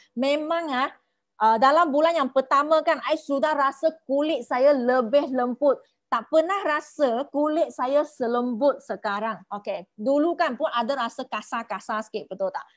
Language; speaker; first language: Malay; non-native, local second language; Chinese